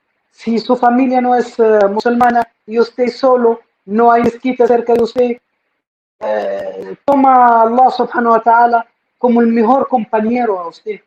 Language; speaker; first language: Spanish; non-native, fluent; Arabic